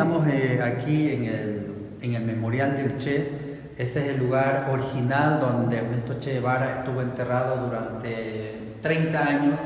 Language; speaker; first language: Spanish; native; Spanish